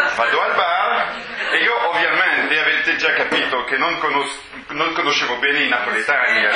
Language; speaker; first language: Italian; non-native, fluent; French